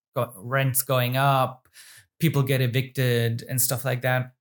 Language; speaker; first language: English; non-native, fluent; German